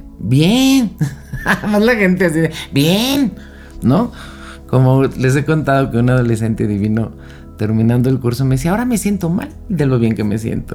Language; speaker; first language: Spanish; native; Spanish